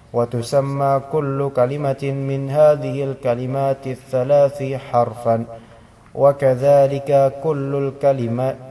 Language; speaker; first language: Arabic; non-native, learner; Indonesian